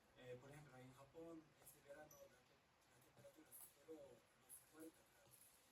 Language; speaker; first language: Spanish; non-native, fluent; Japanese